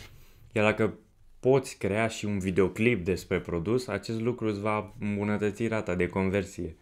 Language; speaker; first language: Romanian; native; Romanian